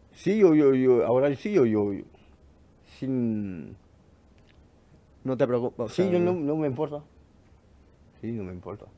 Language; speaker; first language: Spanish; non-native, learner; French